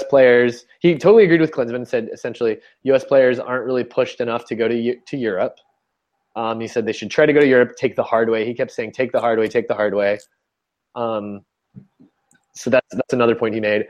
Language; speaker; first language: English; native; English